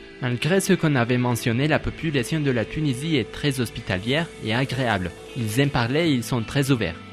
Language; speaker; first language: French; non-native, learner; Spanish